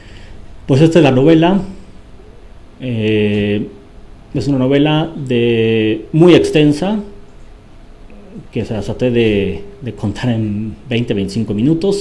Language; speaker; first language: Spanish; native; Spanish